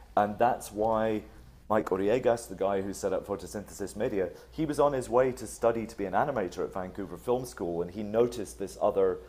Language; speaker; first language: English; native; English